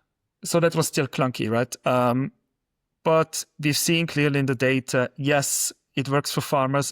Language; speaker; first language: English; non-native, fluent; German